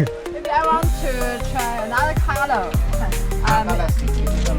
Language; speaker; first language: English; non-native, learner; Chinese